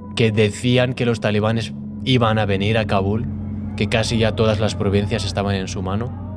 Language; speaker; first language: Spanish; non-native, fluent; Persian